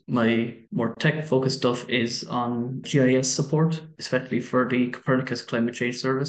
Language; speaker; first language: English; native; English